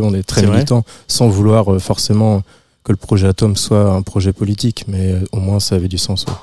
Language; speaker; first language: French; native; French